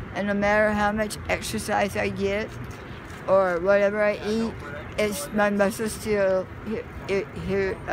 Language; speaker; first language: English; native; English